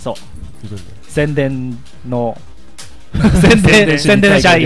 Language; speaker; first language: Japanese; non-native, learner; Chinese